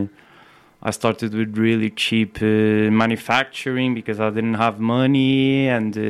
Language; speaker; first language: English; non-native, fluent; Portuguese